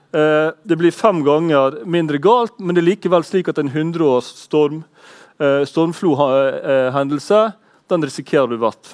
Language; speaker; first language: Norwegian; native; Norwegian